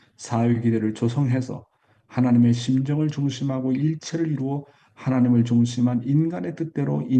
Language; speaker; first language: Korean; native; Korean